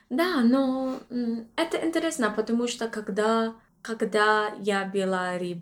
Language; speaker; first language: Russian; non-native, learner; English